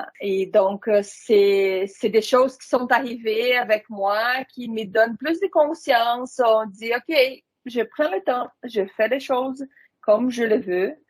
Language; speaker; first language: French; non-native, fluent; Portuguese